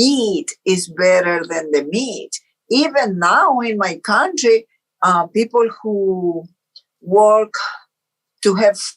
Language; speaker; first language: English; non-native, fluent; Portuguese